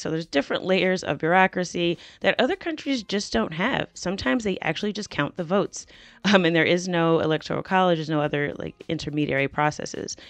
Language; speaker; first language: English; native; English